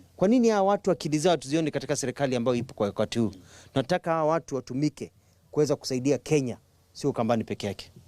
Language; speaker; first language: Swahili; non-native, local second language; Kamba